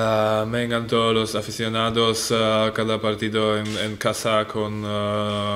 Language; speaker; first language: Spanish; non-native, learner; Czech